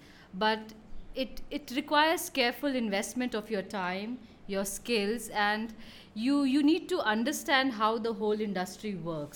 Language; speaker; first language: English; non-native, local second language; Hindi